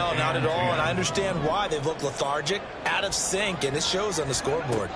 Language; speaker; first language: English; native; English